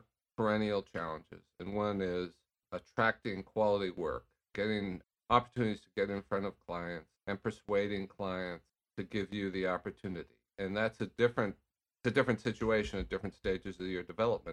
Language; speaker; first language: English; native; English